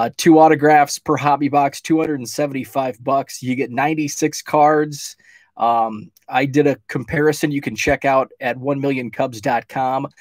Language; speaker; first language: English; native; English